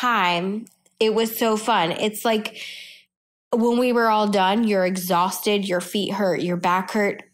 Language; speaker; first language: English; native; English